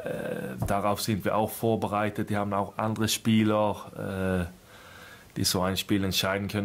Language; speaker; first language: German; non-native, fluent; Swedish